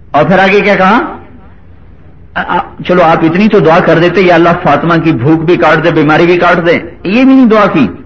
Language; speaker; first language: Urdu; native; Urdu